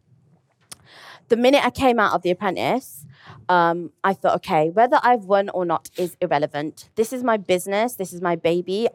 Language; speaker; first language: English; native; English